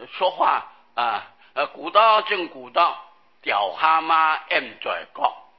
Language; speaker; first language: Chinese; non-native, local second language; Hakka Chinese